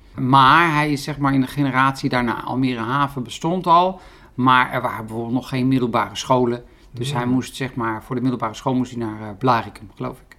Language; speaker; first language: Dutch; native; Dutch